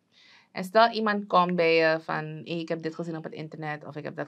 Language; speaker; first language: Dutch; native; Dutch